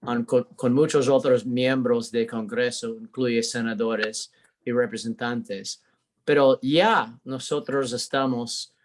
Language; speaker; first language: Spanish; non-native, learner; English